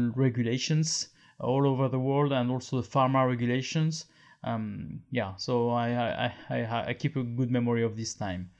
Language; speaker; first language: English; non-native, fluent; French